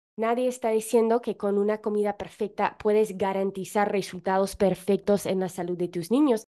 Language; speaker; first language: Spanish; non-native, fluent; English